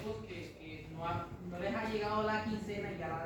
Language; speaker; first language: Spanish; native; Spanish